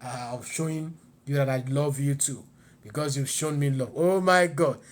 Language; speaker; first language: English; non-native, local second language; Yoruba